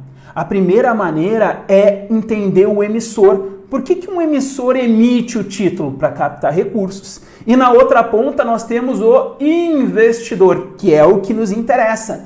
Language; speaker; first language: Portuguese; native; Portuguese